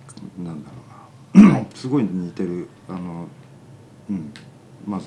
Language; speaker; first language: Japanese; native; Japanese